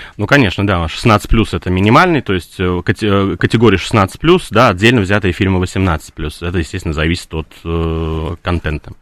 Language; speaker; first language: Russian; native; Russian